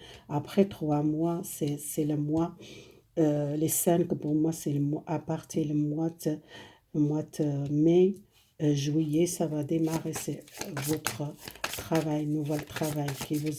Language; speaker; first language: French; non-native, fluent; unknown